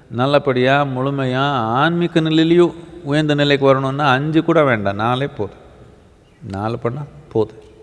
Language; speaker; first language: Tamil; native; Tamil